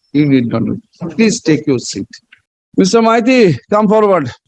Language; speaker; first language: English; non-native, local second language; Bangla